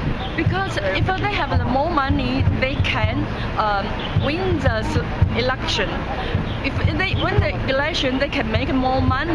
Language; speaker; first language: English; non-native, learner; Chinese